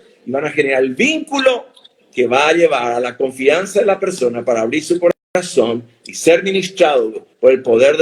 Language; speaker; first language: Spanish; native; Spanish